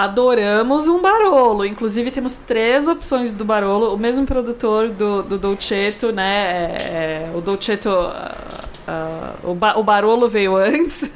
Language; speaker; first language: Portuguese; native; Portuguese